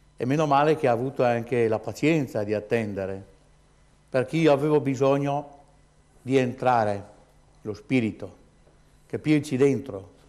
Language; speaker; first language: Italian; native; Italian